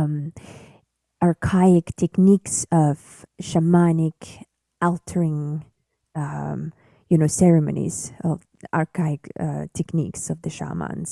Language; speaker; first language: English; non-native, fluent; Yakut